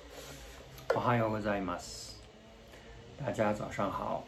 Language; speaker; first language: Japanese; non-native, fluent; Chinese